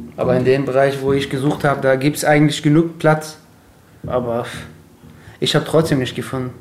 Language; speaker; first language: German; non-native, fluent; Persian